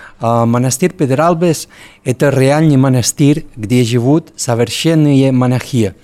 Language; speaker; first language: Russian; non-native, learner; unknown